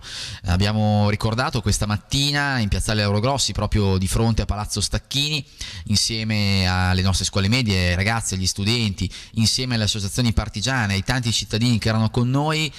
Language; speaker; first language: Italian; native; Italian